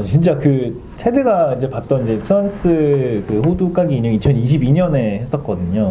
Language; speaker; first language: Korean; native; Korean